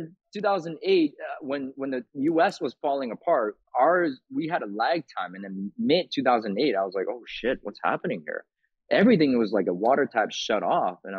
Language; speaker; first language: English; early bilingual, other home language; Chinese